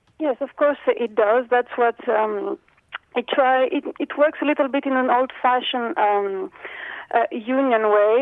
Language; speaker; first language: English; non-native, fluent; Greek